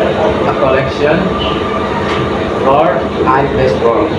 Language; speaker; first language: English; non-native, learner; Indonesian